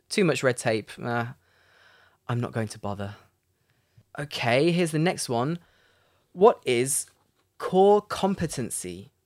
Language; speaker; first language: English; native; English